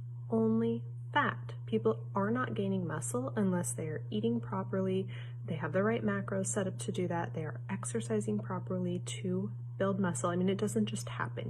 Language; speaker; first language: English; native; English